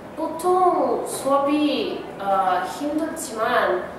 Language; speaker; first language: Korean; non-native, learner; Italian